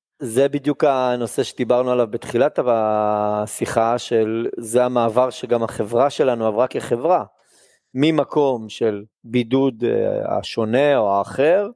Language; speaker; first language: Hebrew; native; Hebrew